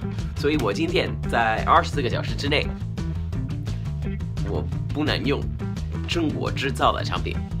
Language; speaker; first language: Chinese; non-native, fluent; Spanish